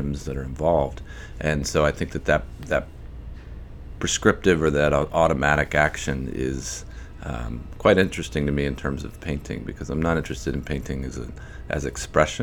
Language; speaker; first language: English; native; English